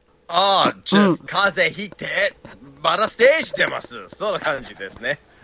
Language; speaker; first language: Japanese; non-native, learner; English